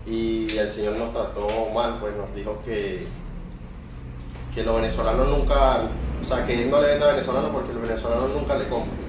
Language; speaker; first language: Spanish; native; Spanish